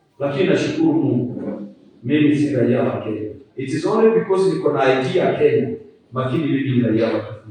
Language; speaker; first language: Swahili; non-native, local second language; Kikuyu